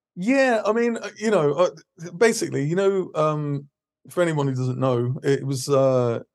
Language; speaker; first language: English; native; English